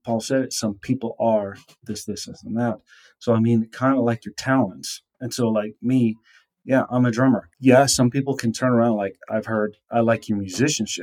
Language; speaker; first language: English; native; English